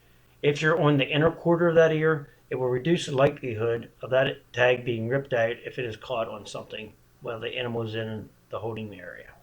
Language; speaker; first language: English; native; English